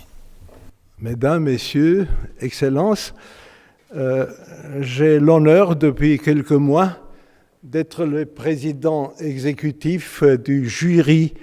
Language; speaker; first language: French; non-native, fluent; Romanian